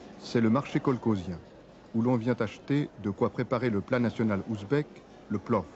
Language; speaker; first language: French; native; French